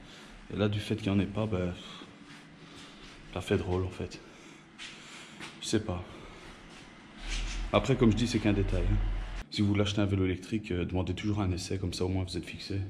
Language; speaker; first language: French; native; French